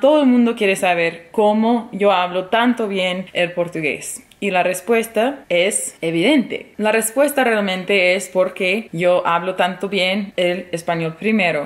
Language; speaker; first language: Spanish; non-native, fluent; English